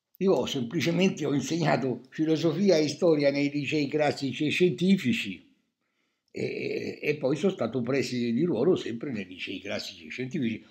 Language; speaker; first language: Italian; native; Italian